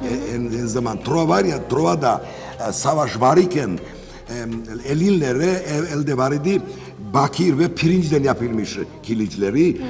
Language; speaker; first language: Turkish; non-native, learner; Georgian